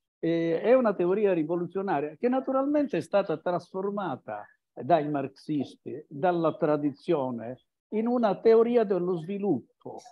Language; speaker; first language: Italian; native; Italian